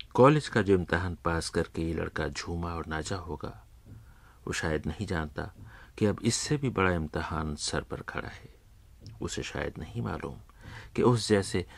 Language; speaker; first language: Urdu; native; Urdu